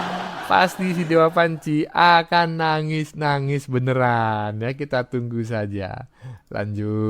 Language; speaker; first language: Indonesian; native; Indonesian